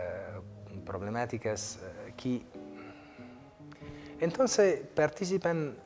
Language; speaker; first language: Spanish; non-native, fluent; Italian